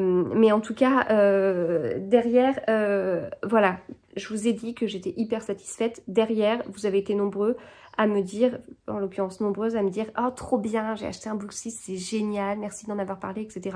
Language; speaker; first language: French; native; French